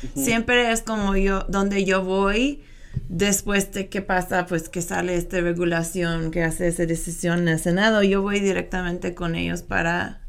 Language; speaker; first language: Spanish; non-native, fluent; English